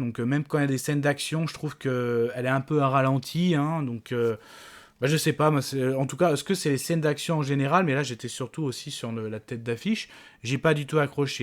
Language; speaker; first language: French; native; French